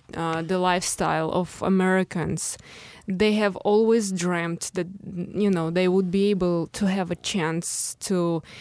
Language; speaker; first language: English; non-native, fluent; Russian